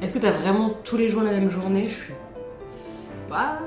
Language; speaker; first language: French; native; French